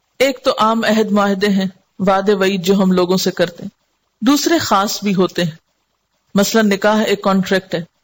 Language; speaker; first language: Urdu; non-native, local second language; Sindhi